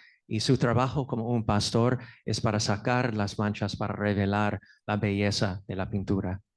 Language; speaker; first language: Spanish; non-native, fluent; English